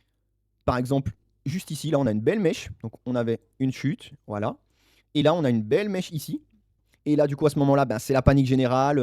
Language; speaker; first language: French; native; French